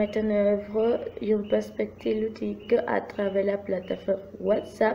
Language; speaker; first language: French; non-native, fluent; Spanish